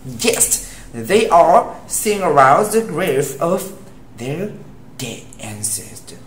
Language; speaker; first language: English; non-native, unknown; Vietnamese